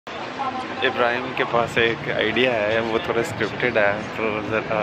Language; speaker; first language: Hindi; non-native, local second language; Pashto